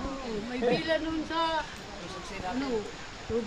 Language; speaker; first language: Filipino; non-native, local second language; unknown